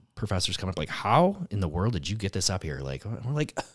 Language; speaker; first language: English; native; English